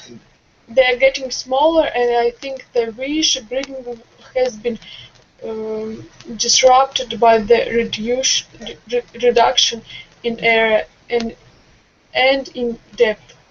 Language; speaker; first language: English; non-native, learner; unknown